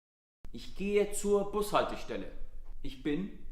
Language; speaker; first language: German; non-native, fluent; Italian